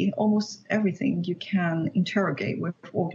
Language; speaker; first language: English; non-native, local second language; Cantonese